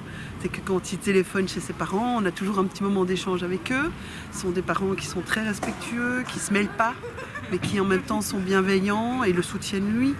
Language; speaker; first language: French; native; French